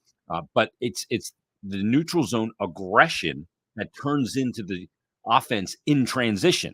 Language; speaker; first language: English; native; English